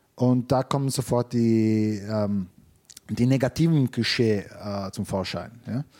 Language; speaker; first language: German; non-native, fluent; Italian